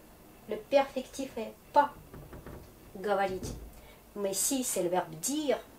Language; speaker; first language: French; non-native, fluent; Russian